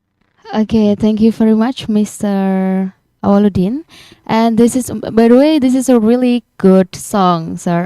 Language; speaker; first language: English; non-native, learner; Indonesian